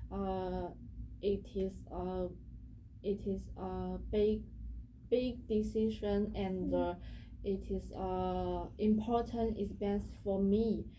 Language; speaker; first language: English; non-native, learner; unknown